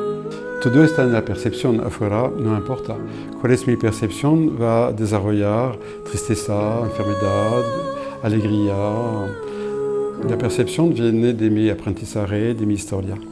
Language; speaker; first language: Spanish; non-native, fluent; French